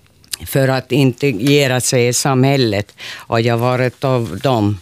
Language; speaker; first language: Swedish; non-native, local second language; Finnish